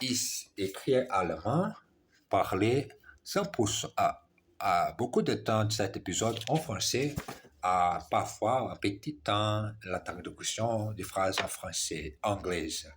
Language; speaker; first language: French; non-native, learner; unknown